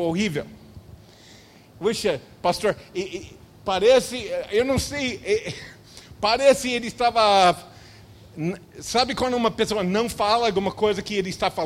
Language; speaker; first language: Portuguese; non-native, fluent; English